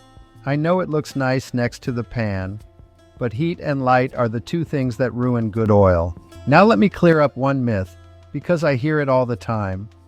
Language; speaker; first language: English; non-native, fluent; Italian